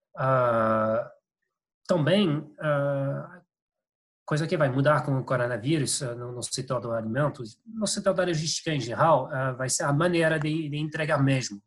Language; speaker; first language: Portuguese; non-native, fluent; French